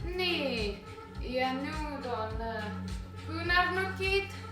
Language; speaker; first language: Estonian; non-native, learner; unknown